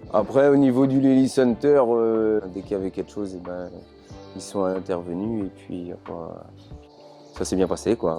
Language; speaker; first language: French; native; French